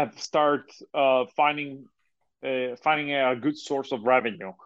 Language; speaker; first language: English; non-native, fluent; Italian